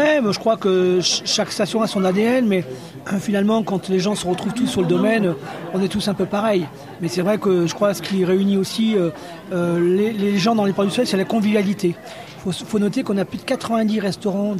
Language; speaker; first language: French; native; French